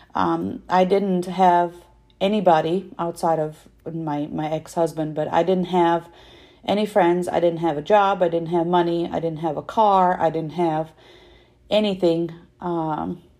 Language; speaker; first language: English; non-native, fluent; Russian